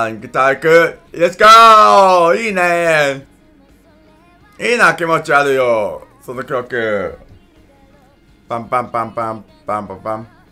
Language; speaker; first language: Japanese; non-native, learner; English